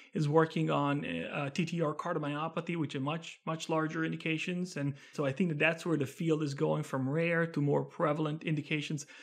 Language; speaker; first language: English; non-native, fluent; Italian